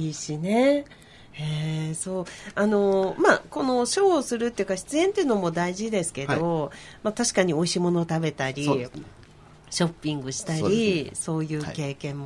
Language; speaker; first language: Japanese; native; Japanese